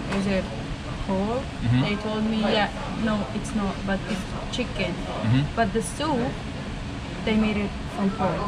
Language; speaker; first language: English; non-native, learner; Arabic